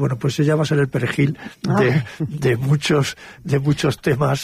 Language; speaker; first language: Spanish; native; Spanish